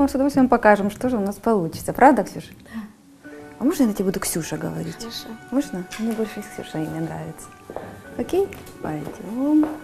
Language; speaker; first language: Russian; native; Russian